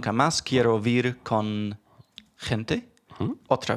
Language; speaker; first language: Spanish; non-native, learner; English